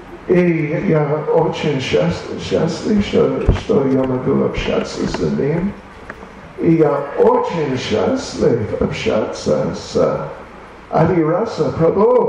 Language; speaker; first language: Russian; non-native, learner; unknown